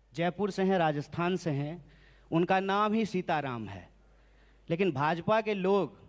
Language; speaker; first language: Hindi; native; Hindi